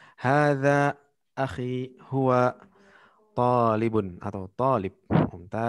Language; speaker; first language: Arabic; non-native, fluent; Indonesian